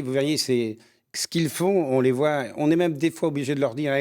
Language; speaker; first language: French; native; French